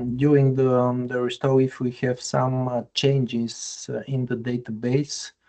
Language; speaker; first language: English; non-native, fluent; Bulgarian